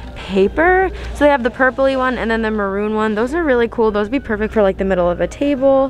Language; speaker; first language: English; native; English